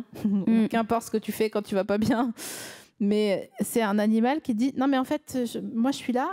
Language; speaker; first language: French; native; French